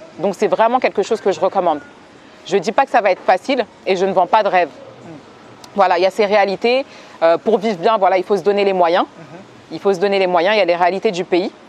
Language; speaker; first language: French; native; French